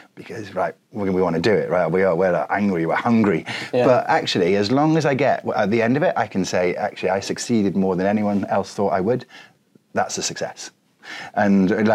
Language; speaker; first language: English; native; English